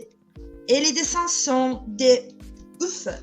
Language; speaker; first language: French; non-native, fluent; Italian